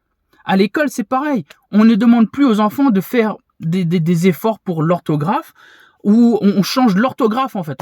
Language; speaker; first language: French; native; French